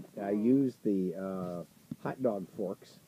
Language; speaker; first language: English; native; English